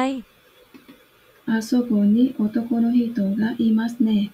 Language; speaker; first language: Japanese; non-native, fluent; Vietnamese